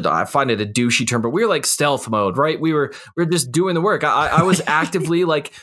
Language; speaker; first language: English; native; English